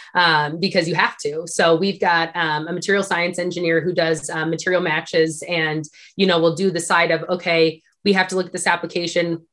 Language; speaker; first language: English; native; English